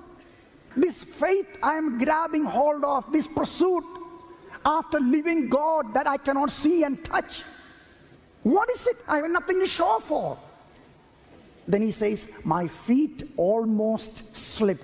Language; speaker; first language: English; non-native, local second language; Malayalam